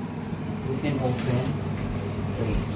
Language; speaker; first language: English; non-native, learner; Filipino